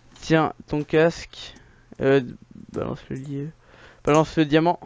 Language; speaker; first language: French; native; French